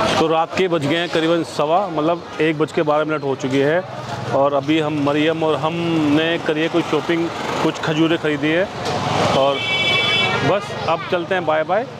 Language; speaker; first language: Hindi; native; Hindi